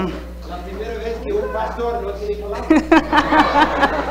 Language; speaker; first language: Spanish; non-native, fluent; English